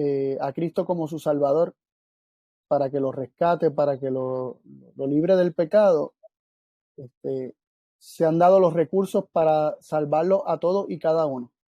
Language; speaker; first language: Spanish; native; Spanish